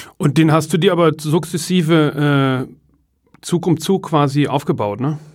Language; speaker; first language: German; native; German